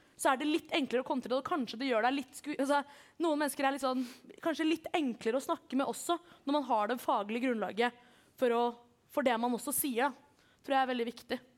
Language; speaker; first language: Norwegian; early bilingual, other home language; Kurdish